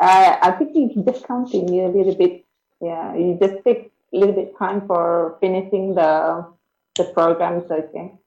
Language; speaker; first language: English; non-native, learner; Indonesian